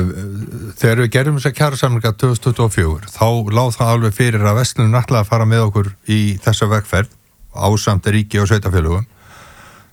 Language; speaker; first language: Icelandic; native; Icelandic